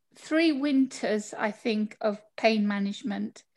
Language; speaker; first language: English; native; English